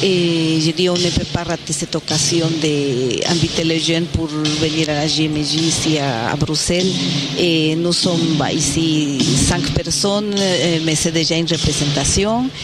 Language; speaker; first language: French; non-native, fluent; Spanish